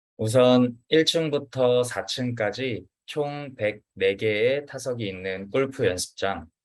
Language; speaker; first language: Korean; native; Korean